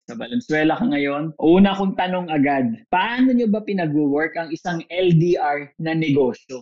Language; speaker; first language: Filipino; native; Filipino